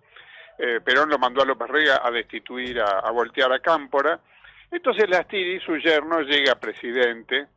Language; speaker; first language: Spanish; native; Spanish